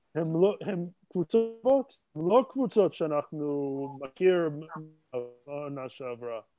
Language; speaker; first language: Hebrew; non-native, fluent; English